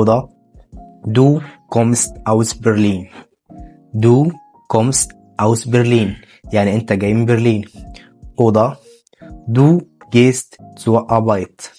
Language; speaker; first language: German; non-native, fluent; Arabic